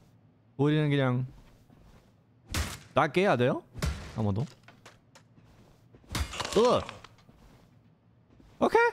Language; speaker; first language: Korean; non-native, fluent; German